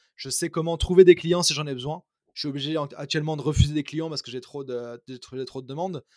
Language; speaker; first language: French; native; French